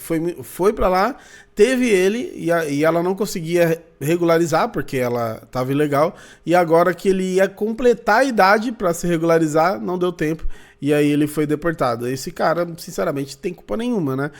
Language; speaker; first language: Portuguese; native; Portuguese